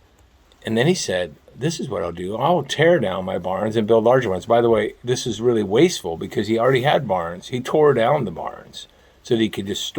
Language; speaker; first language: English; native; English